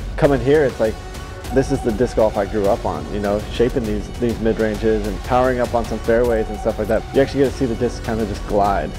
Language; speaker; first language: English; native; English